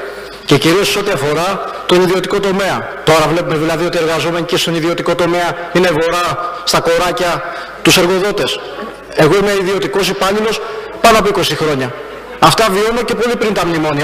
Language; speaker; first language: Greek; native; Greek